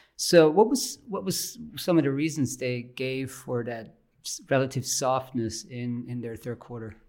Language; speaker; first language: English; non-native, fluent; Swiss German